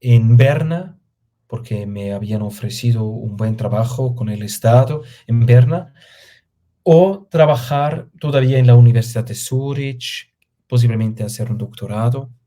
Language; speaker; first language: Spanish; non-native, fluent; German